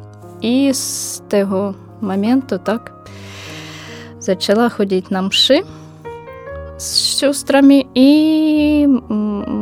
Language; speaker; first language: Ukrainian; non-native, local second language; Russian